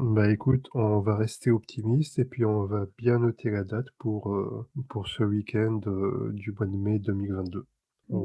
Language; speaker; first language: French; native; French